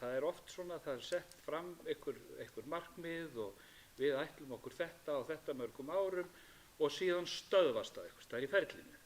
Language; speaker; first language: Icelandic; native; Icelandic